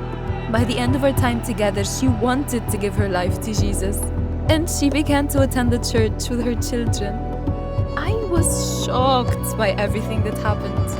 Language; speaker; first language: English; non-native, fluent; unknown